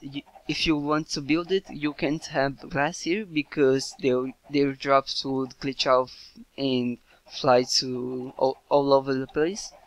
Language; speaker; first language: English; non-native, fluent; Portuguese